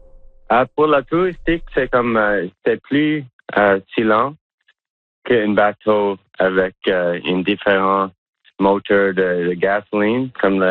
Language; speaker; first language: French; non-native, local second language; English